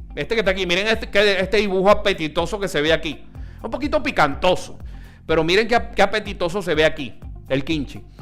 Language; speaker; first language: Spanish; early bilingual, other home language; Italian